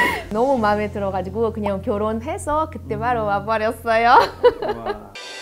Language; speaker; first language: Korean; non-native, fluent; Uzbek